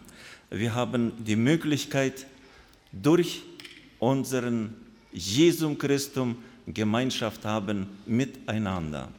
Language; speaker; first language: German; non-native, fluent; Russian